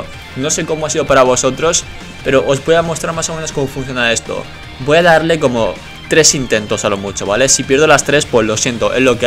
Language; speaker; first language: Spanish; native; Spanish